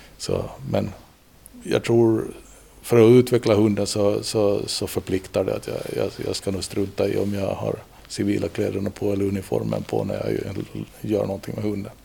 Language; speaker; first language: Swedish; native; Swedish